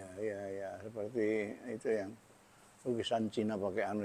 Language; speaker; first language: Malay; non-native, local second language; Javanese